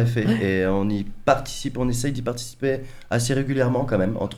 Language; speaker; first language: French; native; French